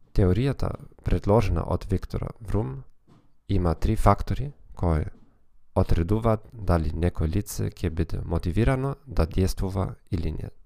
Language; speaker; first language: Macedonian; non-native, learner; German